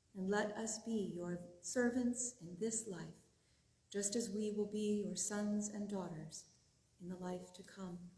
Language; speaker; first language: English; native; English